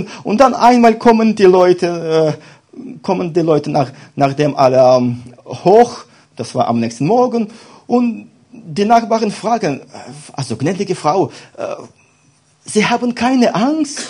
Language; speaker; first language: German; non-native, fluent; Russian